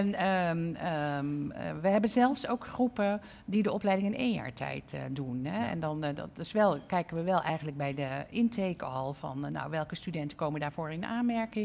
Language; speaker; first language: Dutch; native; Dutch